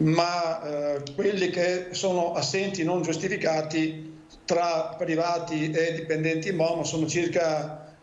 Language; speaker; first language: Italian; native; Italian